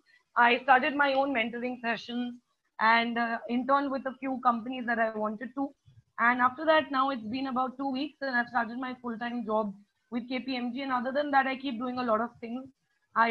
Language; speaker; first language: English; non-native, local second language; Hindi